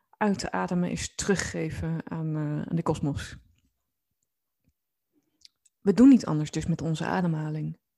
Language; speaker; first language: Dutch; native; Dutch